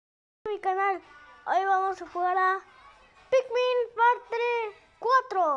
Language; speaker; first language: Spanish; early bilingual, heritage; Spanish